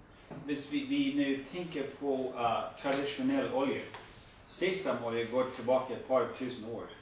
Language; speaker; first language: Swedish; non-native, fluent; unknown